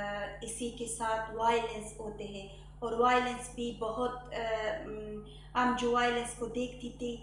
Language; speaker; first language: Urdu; non-native, learner; Persian